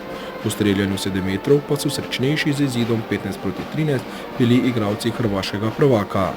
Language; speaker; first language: Slovenian; native; Slovenian